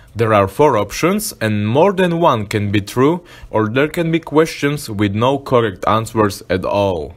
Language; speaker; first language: English; non-native, fluent; Slovak